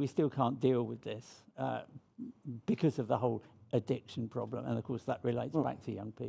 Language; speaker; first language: English; native; English